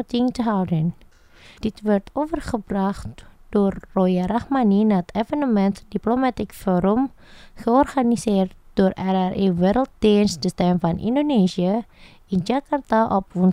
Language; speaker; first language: Dutch; non-native, fluent; Indonesian